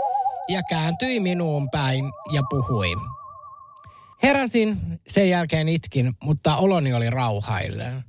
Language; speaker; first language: Finnish; native; Finnish